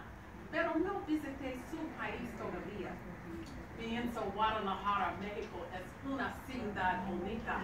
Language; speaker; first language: Spanish; non-native, learner; English